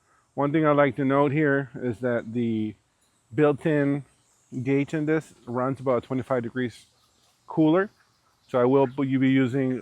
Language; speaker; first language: English; early bilingual, other home language; Spanish